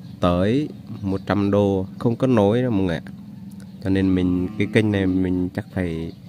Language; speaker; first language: Vietnamese; non-native, local second language; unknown